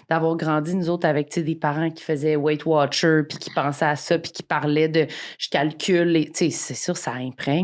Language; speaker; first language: French; native; French